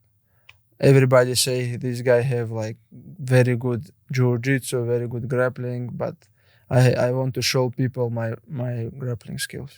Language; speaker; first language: English; non-native, learner; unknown